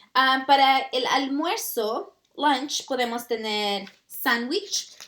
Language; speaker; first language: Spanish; early bilingual, heritage; Spanish